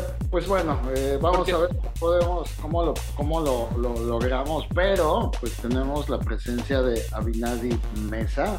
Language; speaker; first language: Spanish; native; Spanish